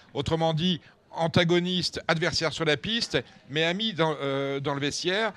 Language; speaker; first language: French; native; French